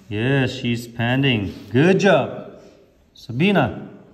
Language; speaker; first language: English; non-native, fluent; Kazakh